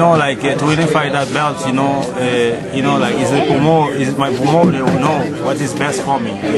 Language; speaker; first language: English; non-native, fluent; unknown